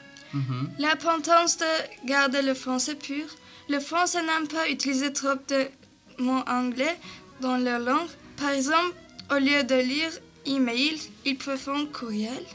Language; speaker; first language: French; non-native, learner; Turkish